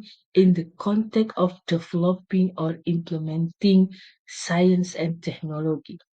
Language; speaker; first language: English; non-native, learner; Indonesian